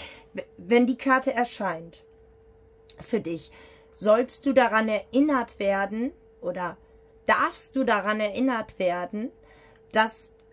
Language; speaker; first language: German; native; German